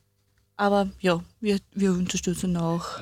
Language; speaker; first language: German; non-native, fluent; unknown